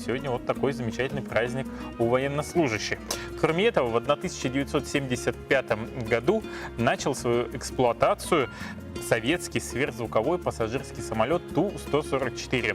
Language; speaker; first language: Russian; native; Russian